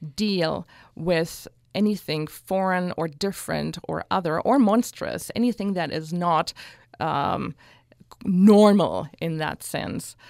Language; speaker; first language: English; non-native, fluent; German